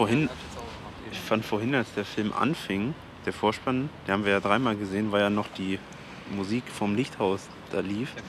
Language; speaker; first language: German; native; German